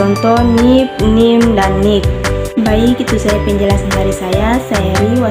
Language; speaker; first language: Indonesian; native; Indonesian